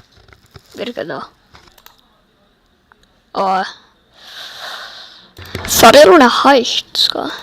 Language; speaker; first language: Icelandic; early bilingual, heritage; Swedish